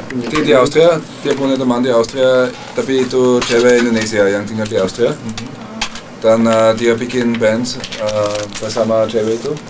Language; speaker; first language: Indonesian; non-native, learner; German